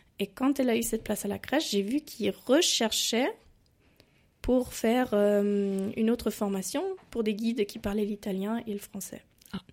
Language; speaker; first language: French; non-native, fluent; German